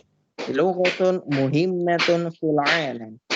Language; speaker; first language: Arabic; non-native, fluent; Indonesian